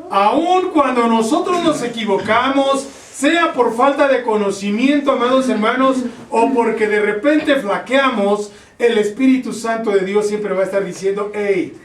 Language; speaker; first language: Spanish; native; Spanish